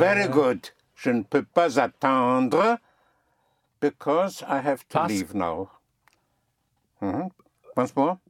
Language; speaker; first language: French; non-native, fluent; English